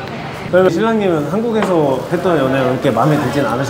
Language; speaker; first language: Korean; native; Korean